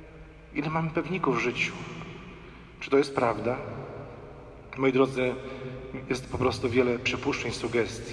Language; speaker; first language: Polish; native; Polish